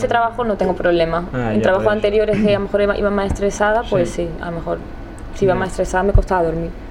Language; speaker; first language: Spanish; native; Spanish